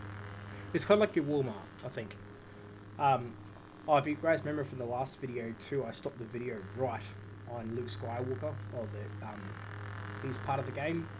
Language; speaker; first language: English; native; English